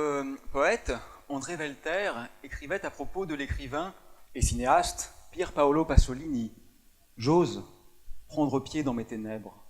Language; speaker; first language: French; native; French